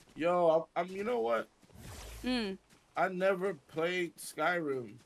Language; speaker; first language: English; native; English